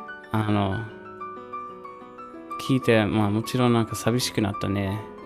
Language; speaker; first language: Japanese; non-native, fluent; English